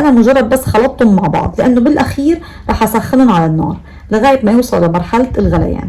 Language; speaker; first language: Arabic; native; Arabic